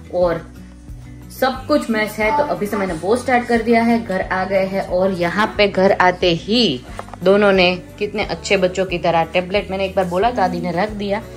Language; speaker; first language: Hindi; non-native, local second language; Gujarati